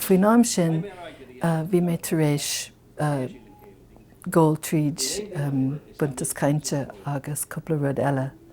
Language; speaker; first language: Irish; non-native, fluent; English